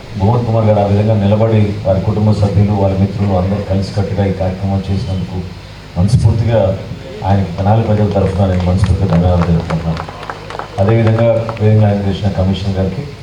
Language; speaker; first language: Telugu; native; Telugu